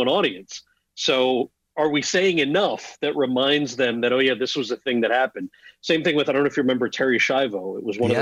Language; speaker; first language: English; native; English